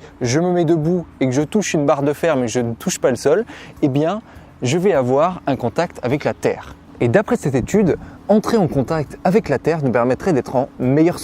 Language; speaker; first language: French; native; French